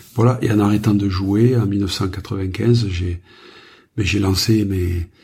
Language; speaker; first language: French; native; French